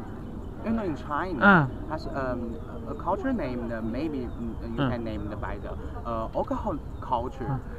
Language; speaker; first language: English; non-native, learner; Chinese